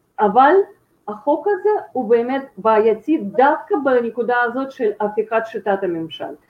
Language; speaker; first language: Hebrew; non-native, fluent; Russian